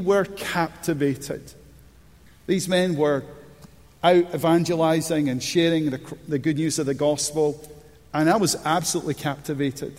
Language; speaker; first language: English; native; English